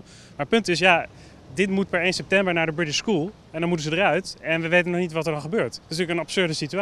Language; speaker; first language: Dutch; native; Dutch